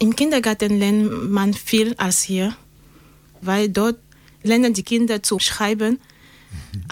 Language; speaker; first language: German; non-native, learner; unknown